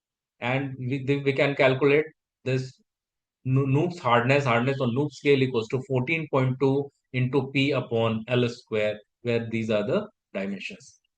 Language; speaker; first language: English; non-native, local second language; Hindi